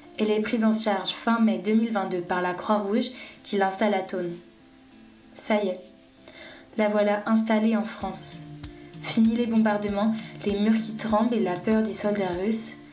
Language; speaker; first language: French; native; French